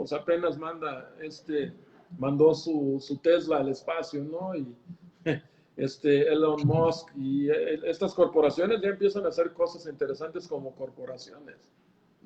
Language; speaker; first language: Spanish; native; Spanish